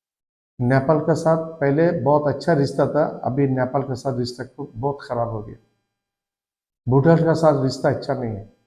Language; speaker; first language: Hindi; non-native, learner; Bangla